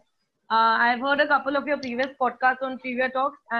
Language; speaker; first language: English; non-native, local second language; Hindi